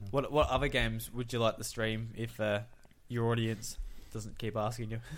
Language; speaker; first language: English; native; English